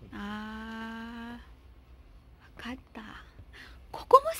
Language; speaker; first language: Japanese; non-native, learner; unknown